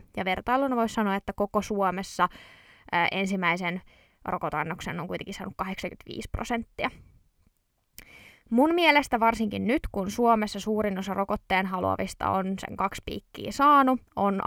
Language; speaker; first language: Finnish; native; Finnish